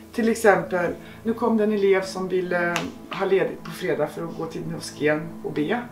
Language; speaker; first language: Swedish; native; Swedish